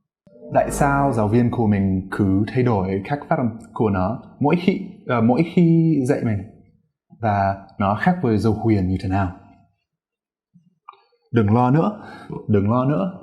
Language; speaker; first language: Vietnamese; non-native, fluent; English